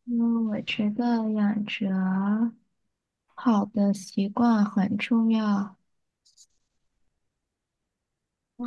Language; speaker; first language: Chinese; non-native, learner; Vietnamese